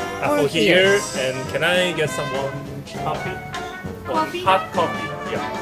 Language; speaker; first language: English; non-native, learner; Korean